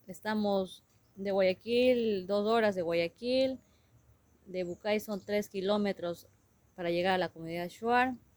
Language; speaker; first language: Spanish; non-native, local second language; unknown